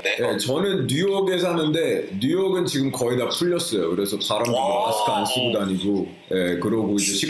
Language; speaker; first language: Korean; early bilingual, heritage; Korean